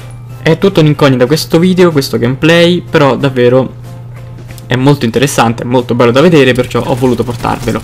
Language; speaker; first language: Italian; native; Italian